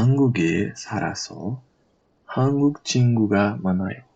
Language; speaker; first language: Korean; non-native, fluent; Portuguese